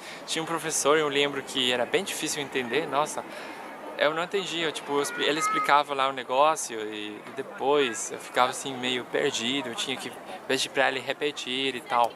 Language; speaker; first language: Portuguese; non-native, fluent; Spanish